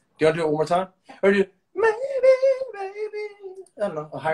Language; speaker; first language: English; native; English